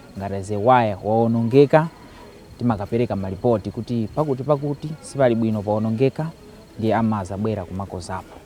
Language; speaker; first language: Nyanja; non-native, local second language; Tumbuka